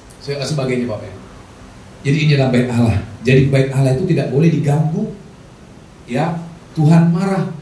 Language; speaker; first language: Indonesian; non-native, local second language; Batak Toba